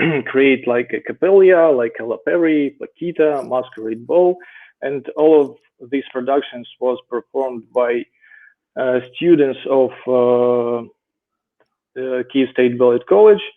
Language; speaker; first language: English; non-native, fluent; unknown